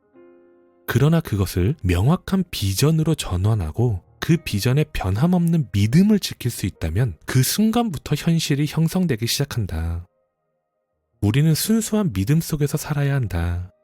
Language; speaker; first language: Korean; native; Korean